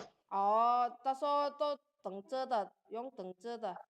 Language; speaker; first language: Chinese; non-native, fluent; Indonesian